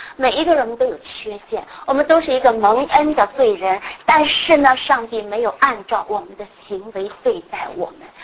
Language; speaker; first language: Chinese; native; Chinese